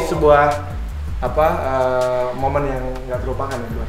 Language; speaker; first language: Indonesian; native; Indonesian